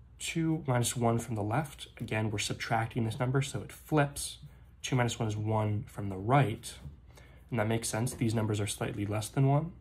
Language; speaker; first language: English; native; English